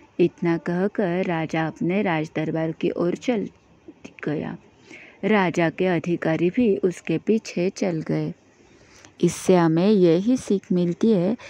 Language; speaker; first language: Hindi; non-native, local second language; Marathi